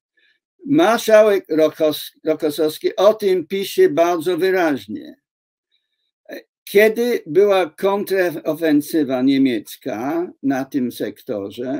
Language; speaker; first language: Polish; non-native, fluent; English